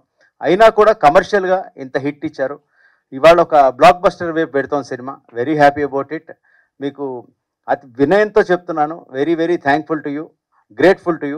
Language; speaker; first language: Telugu; native; Telugu